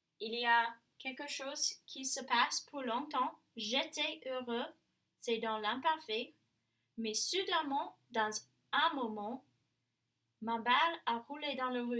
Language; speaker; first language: French; non-native, fluent; English